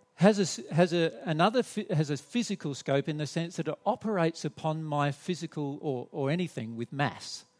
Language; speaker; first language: English; native; English